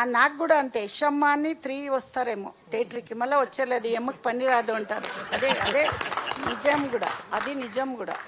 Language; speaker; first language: Telugu; non-native, local second language; Kannada